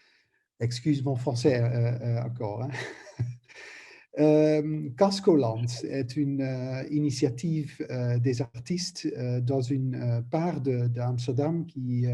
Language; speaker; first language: French; non-native, learner; Dutch